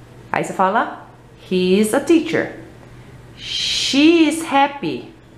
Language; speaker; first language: English; non-native, fluent; Portuguese